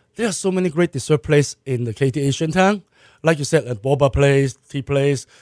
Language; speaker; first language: English; non-native, local second language; Cantonese